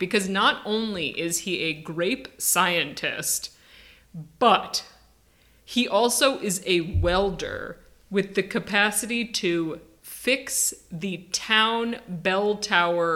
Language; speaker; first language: English; native; English